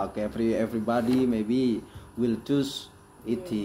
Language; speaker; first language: English; non-native, learner; Indonesian